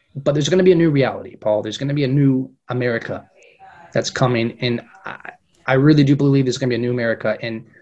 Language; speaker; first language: English; native; English